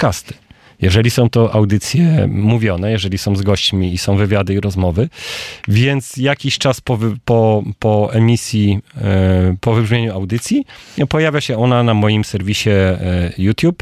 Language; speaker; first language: Polish; native; Polish